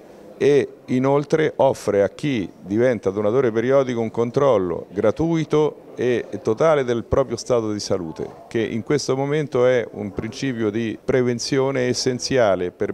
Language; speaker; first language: Italian; native; Italian